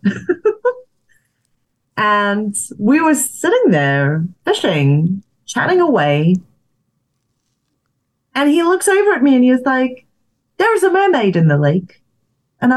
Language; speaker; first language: English; native; English